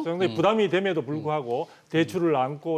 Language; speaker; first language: Korean; native; Korean